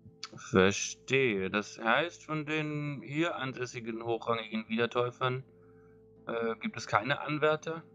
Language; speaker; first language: German; native; German